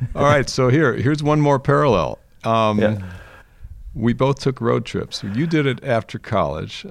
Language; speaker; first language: English; native; English